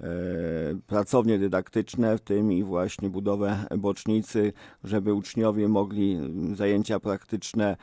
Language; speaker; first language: Polish; native; Polish